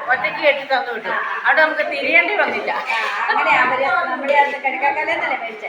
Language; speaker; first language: Malayalam; native; Malayalam